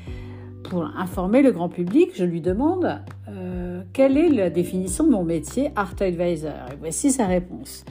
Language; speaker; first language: French; native; French